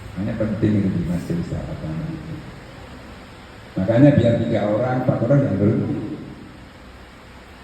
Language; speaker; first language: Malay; non-native, local second language; Javanese